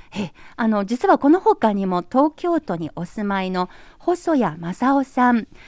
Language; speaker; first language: Japanese; non-native, fluent; Chinese